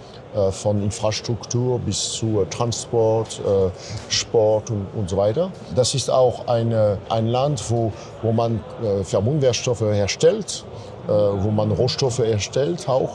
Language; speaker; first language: German; non-native, fluent; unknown